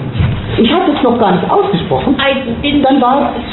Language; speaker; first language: German; native; German